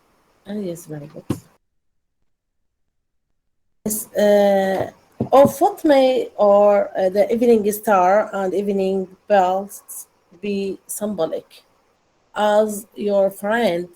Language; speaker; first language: English; non-native, learner; Arabic